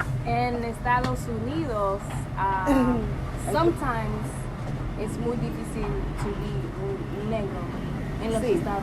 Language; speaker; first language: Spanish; non-native, learner; English